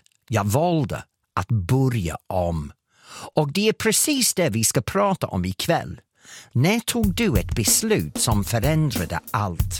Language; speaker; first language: Swedish; non-native, fluent; English